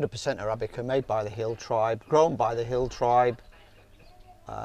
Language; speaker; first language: English; native; English